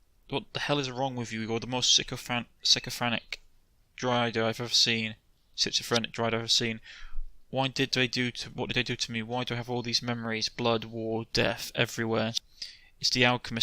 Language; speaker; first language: English; native; English